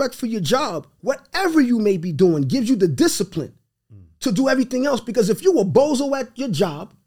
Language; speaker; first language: English; early bilingual, other home language; Haitian Creole